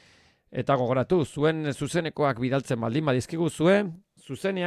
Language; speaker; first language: Basque; native; Basque